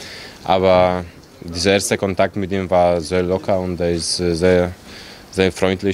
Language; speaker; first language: German; non-native, fluent; Polish